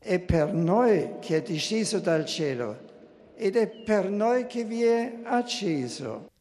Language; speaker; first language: Italian; non-native, fluent; German